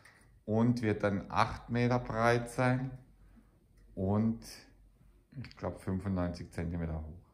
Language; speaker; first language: German; native; German